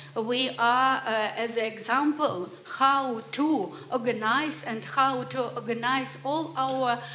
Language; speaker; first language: English; non-native, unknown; Ukrainian